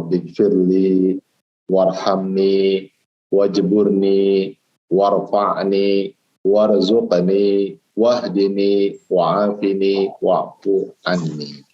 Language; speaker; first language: Arabic; non-native, fluent; Indonesian